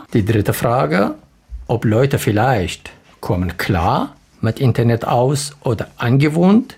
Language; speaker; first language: German; non-native, learner; Arabic